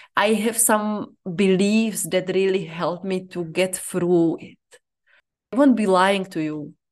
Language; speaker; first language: English; non-native, fluent; Czech